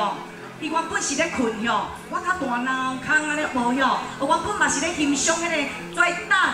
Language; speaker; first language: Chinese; native; Chinese